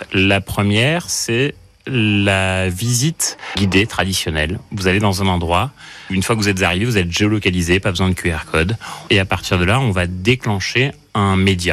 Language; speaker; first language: French; native; French